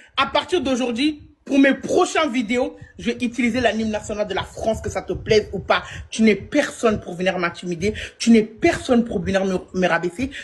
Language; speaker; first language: French; early bilingual, other home language; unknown